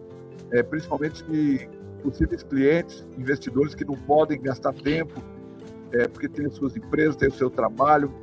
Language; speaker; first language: Portuguese; native; Portuguese